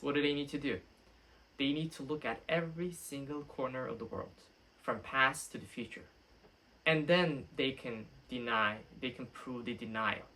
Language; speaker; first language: English; non-native, fluent; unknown